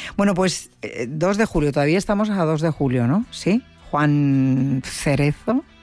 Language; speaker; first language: Spanish; native; Spanish